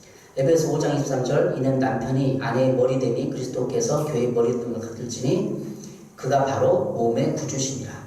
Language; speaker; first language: Korean; native; Korean